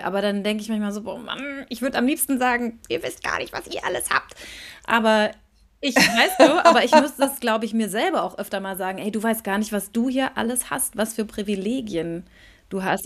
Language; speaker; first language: German; native; German